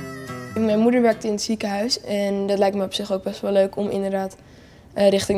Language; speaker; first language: Dutch; native; Dutch